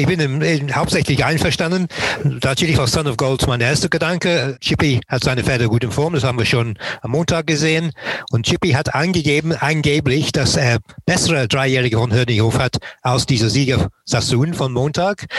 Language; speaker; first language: German; non-native, fluent; English